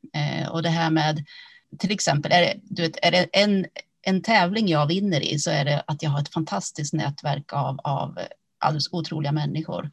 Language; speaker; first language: Swedish; early bilingual, other home language; Finnish